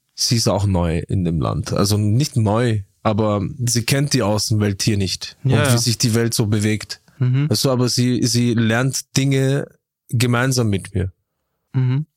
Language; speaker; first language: German; early bilingual, other home language; Turkish